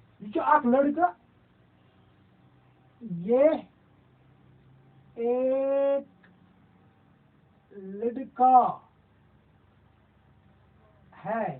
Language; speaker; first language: Hindi; non-native, local second language; Kashmiri